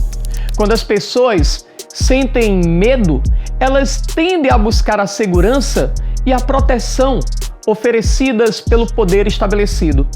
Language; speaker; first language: Portuguese; native; Portuguese